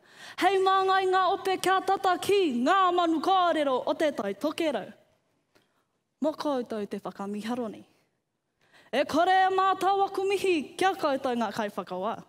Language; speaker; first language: Māori; non-native, local second language; English